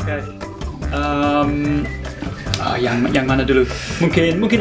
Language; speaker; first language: Indonesian; non-native, learner; English